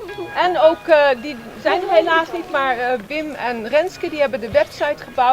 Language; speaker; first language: Dutch; native; Dutch